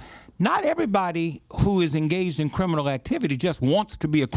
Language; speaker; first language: English; native; English